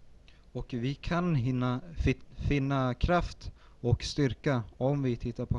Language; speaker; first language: Swedish; early bilingual, other home language; Spanish